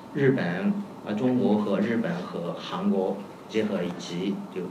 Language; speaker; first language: Chinese; non-native, fluent; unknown